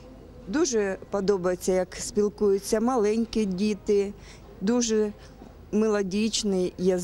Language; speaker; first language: Ukrainian; non-native, local second language; Russian